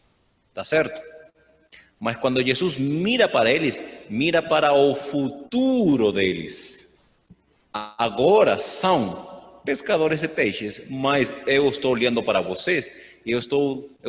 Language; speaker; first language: Portuguese; non-native, fluent; Spanish